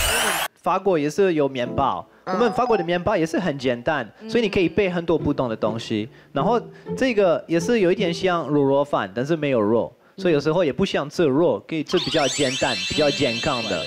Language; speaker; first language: Chinese; non-native, fluent; French